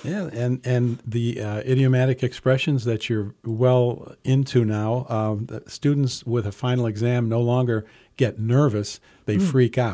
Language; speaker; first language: English; native; English